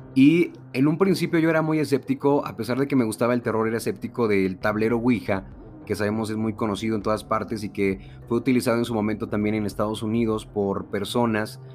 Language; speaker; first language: Spanish; native; Spanish